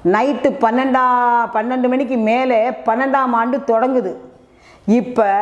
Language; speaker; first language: Tamil; native; Tamil